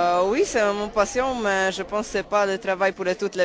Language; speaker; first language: French; non-native, learner; Hungarian